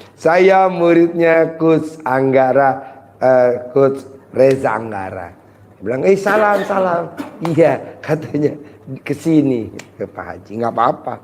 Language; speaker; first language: Indonesian; native; Indonesian